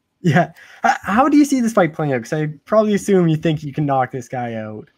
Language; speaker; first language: English; native; English